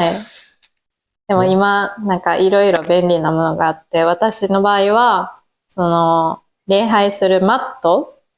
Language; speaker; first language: Japanese; native; Japanese